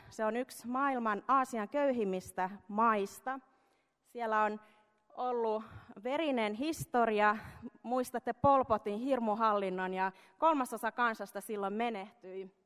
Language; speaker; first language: Finnish; early bilingual, heritage; Finnish